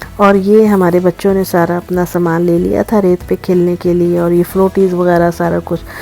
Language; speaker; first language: Urdu; native; Urdu